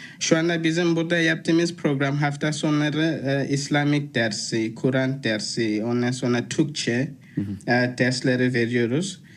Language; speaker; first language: Turkish; non-native, fluent; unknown